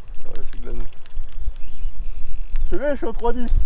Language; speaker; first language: French; native; French